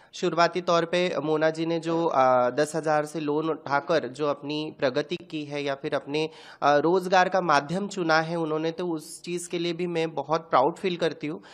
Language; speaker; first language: Hindi; non-native, local second language; Marathi